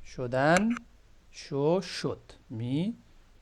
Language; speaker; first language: Persian; non-native, fluent; Urdu